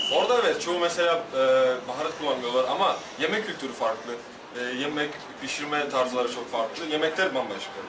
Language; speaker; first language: Turkish; non-native, fluent; Slovak